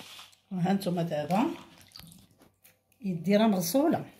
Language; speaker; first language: Arabic; native; Arabic